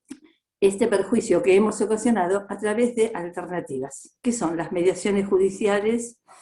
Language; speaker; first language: Spanish; native; Spanish